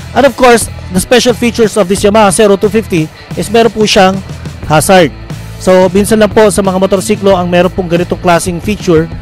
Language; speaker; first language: Filipino; native; Filipino